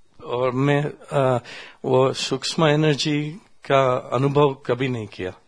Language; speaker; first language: Hindi; non-native, learner; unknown